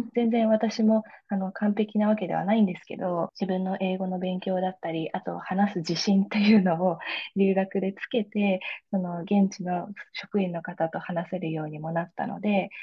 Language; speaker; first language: Japanese; native; Japanese